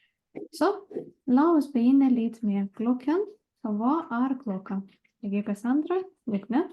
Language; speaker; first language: Norwegian; non-native, fluent; Lithuanian